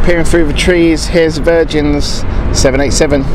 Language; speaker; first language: English; native; English